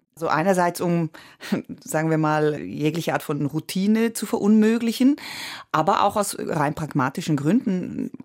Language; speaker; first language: German; early bilingual, other home language; Italian